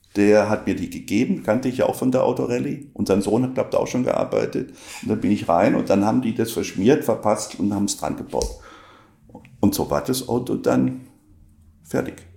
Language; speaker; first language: German; non-native, local second language; Swiss German